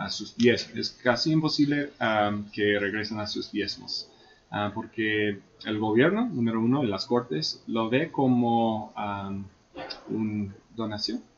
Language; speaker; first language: Spanish; non-native, fluent; English